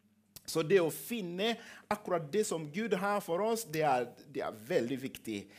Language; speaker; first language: Norwegian; non-native, fluent; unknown